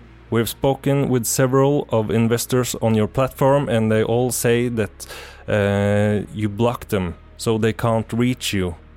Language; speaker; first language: English; non-native, fluent; Norwegian